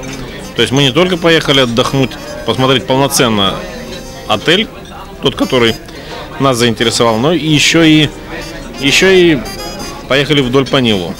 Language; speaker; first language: Russian; native; Russian